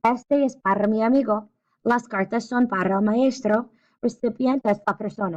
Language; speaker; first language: Spanish; non-native, fluent; English